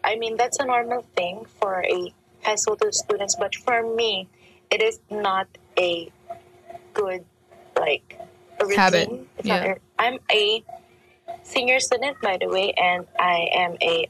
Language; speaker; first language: English; non-native, local second language; Filipino